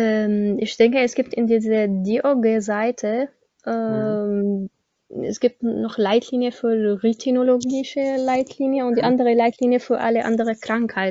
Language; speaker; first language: German; non-native, learner; Arabic